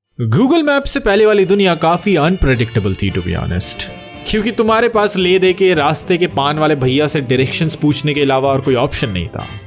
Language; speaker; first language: Hindi; non-native, local second language; Bangla